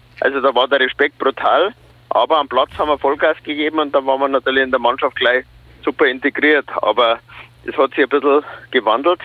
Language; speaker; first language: German; native; German